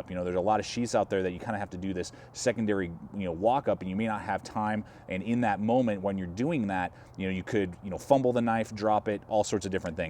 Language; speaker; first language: English; native; English